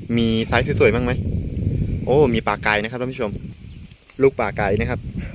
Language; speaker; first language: Thai; non-native, local second language; S'gaw Karen